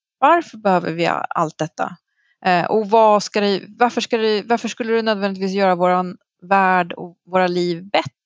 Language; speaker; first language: Swedish; native; Swedish